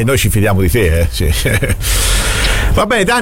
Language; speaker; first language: Italian; native; Italian